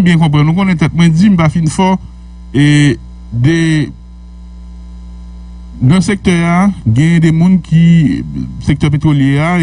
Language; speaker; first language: French; non-native, local second language; Haitian Creole